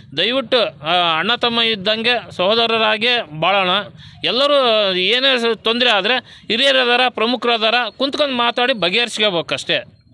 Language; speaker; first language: Kannada; native; Kannada